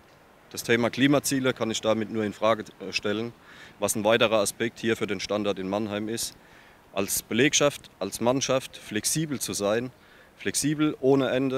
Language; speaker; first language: German; native; German